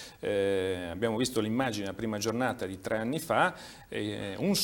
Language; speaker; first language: Italian; native; Italian